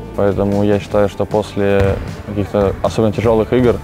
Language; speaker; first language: Russian; native; Russian